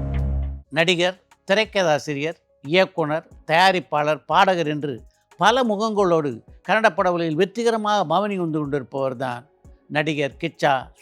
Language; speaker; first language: Tamil; native; Tamil